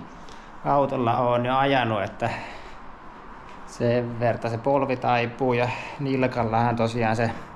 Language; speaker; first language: Finnish; native; Finnish